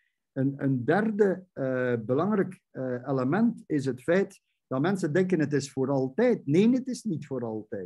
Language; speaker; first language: Dutch; native; Dutch